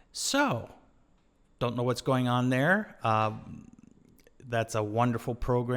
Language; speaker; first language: English; native; English